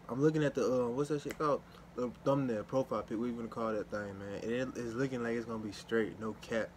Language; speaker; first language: English; native; English